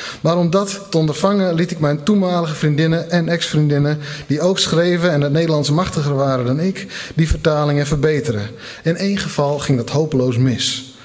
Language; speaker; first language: Dutch; non-native, local second language; Western Frisian